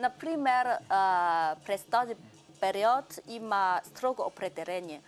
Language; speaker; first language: Bulgarian; non-native, fluent; Chinese